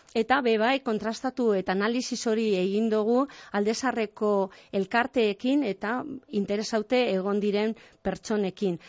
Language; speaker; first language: Basque; non-native, local second language; Spanish